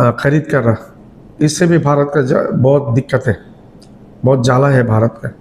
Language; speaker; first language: Hindi; non-native, learner; Bangla